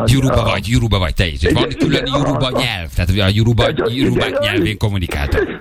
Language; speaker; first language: Hungarian; native; Hungarian